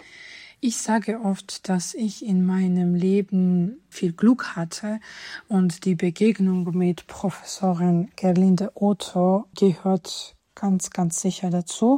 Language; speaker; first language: German; non-native, fluent; Georgian